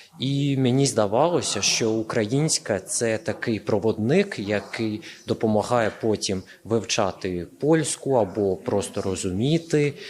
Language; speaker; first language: Ukrainian; non-native, fluent; Serbian